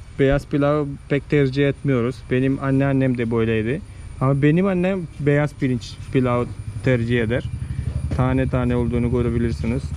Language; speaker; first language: Turkish; non-native, fluent; Malayalam